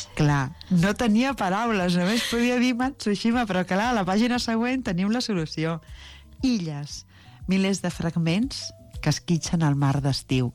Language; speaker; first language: Catalan; native; Catalan